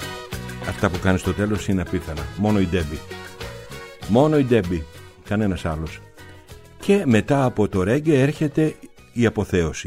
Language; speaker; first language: Greek; native; Greek